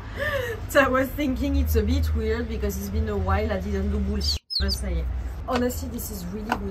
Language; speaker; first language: English; non-native, learner; French